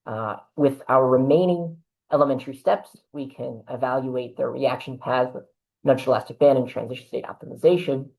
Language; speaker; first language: English; native; English